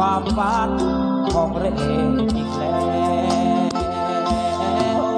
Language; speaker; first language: Thai; native; Thai